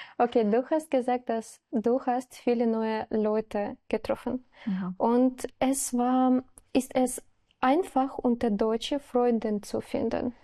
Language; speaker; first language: German; non-native, learner; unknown